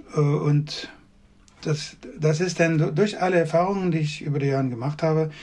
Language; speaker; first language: German; non-native, fluent; Swedish